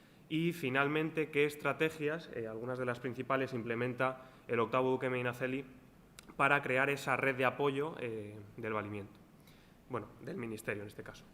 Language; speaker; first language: Spanish; native; Spanish